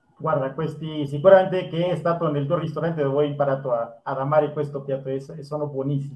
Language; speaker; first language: Italian; non-native, fluent; Spanish